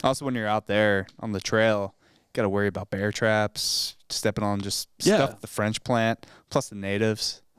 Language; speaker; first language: English; native; English